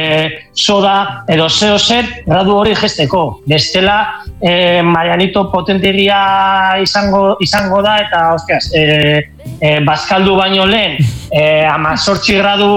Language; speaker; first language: Basque; non-native, local second language; Spanish